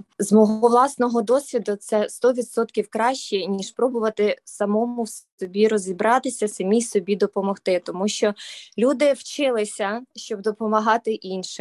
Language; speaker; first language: Ukrainian; native; Ukrainian